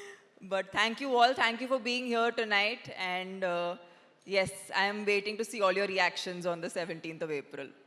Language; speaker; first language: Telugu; non-native, local second language; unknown